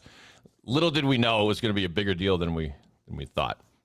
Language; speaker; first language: English; native; English